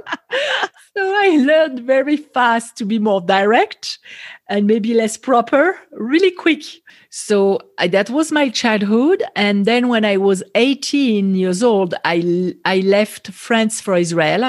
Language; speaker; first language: English; non-native, fluent; French